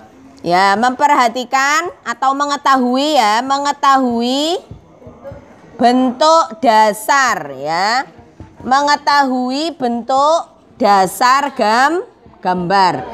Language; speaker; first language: Indonesian; non-native, local second language; Javanese